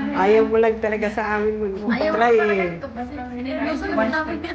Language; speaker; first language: Filipino; non-native, local second language; Cebuano